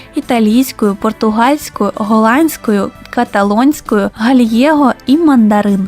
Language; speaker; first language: Ukrainian; native; Ukrainian